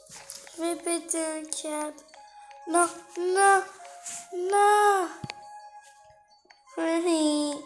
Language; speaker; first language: French; native; French